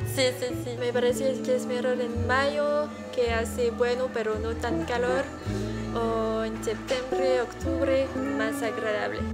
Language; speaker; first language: Spanish; early bilingual, heritage; French